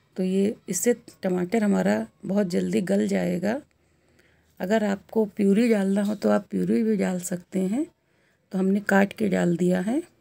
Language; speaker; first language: Hindi; native; Hindi